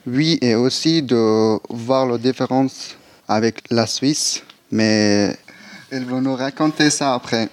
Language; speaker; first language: French; non-native, learner; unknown